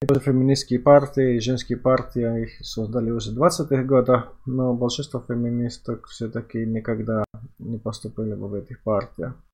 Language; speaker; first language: Russian; non-native, fluent; Finnish